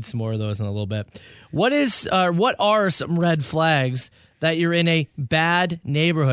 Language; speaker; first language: English; native; English